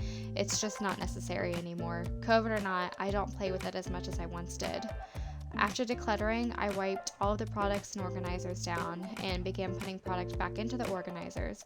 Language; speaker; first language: English; native; English